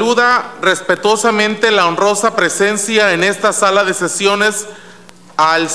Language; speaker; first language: Spanish; native; Spanish